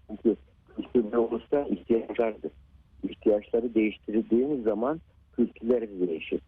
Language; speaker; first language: Turkish; native; Turkish